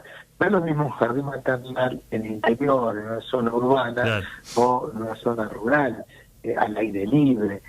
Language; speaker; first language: Spanish; native; Spanish